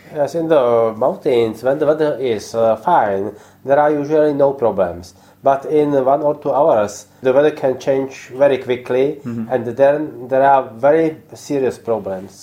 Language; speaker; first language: English; non-native, learner; Czech